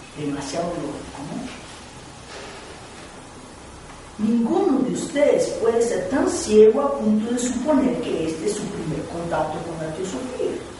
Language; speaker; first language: Spanish; non-native, fluent; Portuguese